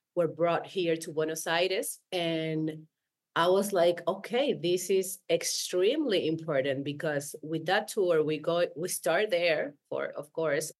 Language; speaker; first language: English; non-native, fluent; Spanish